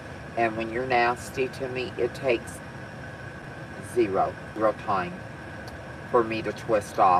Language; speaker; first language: English; native; English